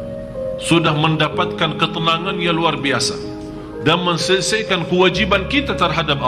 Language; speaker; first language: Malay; non-native, fluent; Arabic